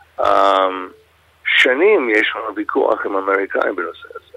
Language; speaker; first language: Hebrew; non-native, fluent; English